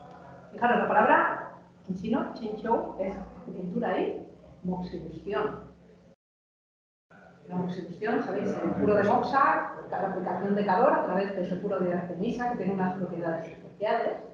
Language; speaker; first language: Spanish; native; Spanish